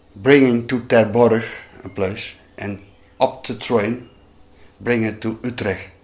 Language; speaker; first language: English; non-native, learner; Dutch